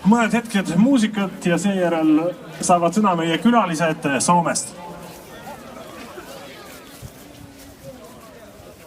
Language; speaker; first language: Estonian; native; Estonian